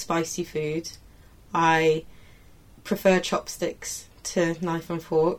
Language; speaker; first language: English; native; English